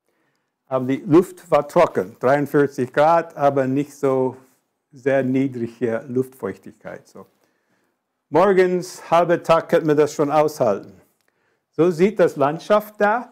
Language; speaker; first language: German; non-native, fluent; English